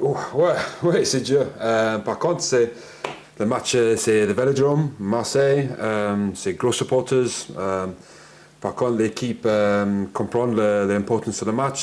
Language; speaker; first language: French; non-native, learner; English